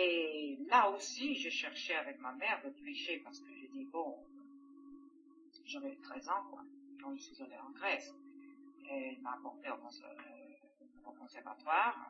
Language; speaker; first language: French; non-native, fluent; Greek